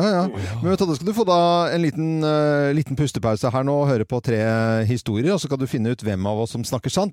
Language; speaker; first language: Norwegian; native; Norwegian